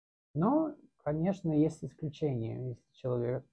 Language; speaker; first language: Russian; non-native, fluent; English